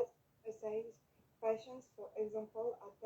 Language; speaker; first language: English; non-native, learner; French